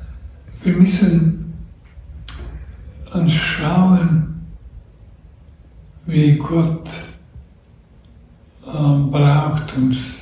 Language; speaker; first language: German; non-native, learner; Croatian